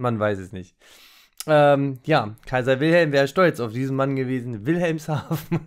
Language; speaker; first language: German; native; German